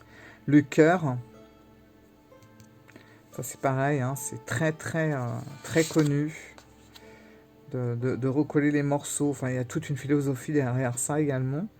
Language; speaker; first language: French; native; French